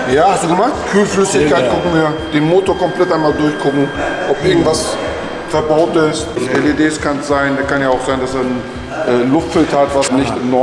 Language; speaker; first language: German; native; German